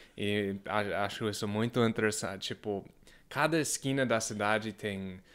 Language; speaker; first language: Portuguese; non-native, fluent; English